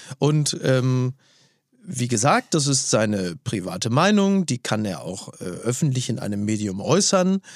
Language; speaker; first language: German; native; German